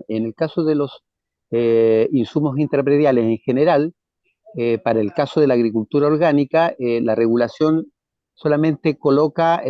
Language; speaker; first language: Spanish; native; Spanish